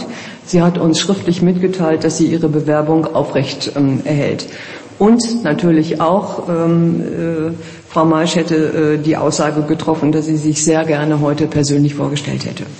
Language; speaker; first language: German; native; German